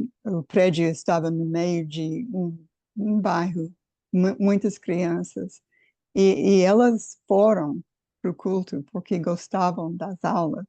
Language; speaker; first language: Portuguese; non-native, fluent; English